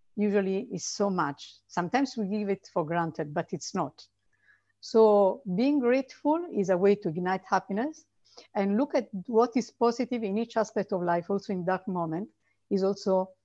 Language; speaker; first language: English; non-native, fluent; Italian